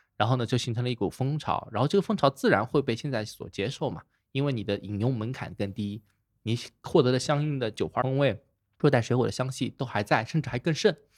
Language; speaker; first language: Chinese; native; Chinese